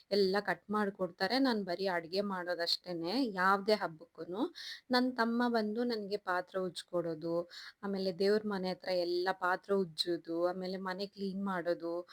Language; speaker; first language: Kannada; native; Kannada